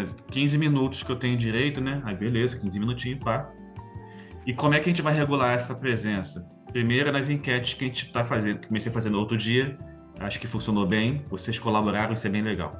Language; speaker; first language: Portuguese; native; Portuguese